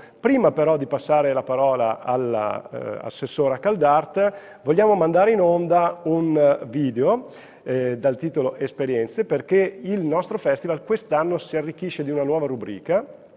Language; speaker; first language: Italian; native; Italian